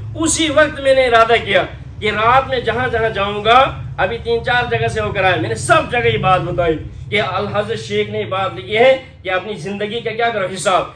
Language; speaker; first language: Urdu; non-native, local second language; Kashmiri